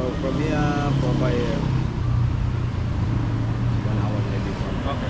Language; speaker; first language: English; non-native, learner; Indonesian